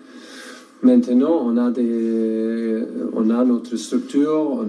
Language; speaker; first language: French; non-native, learner; German